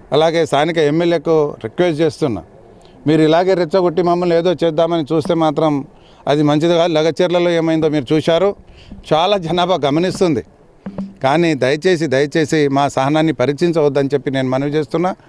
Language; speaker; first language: Telugu; non-native, local second language; Lambadi